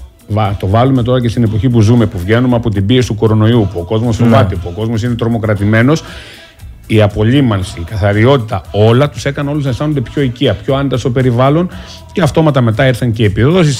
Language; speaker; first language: Greek; native; Greek